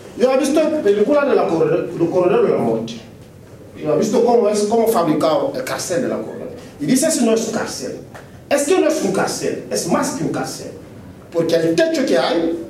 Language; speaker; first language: Spanish; non-native, learner; Fula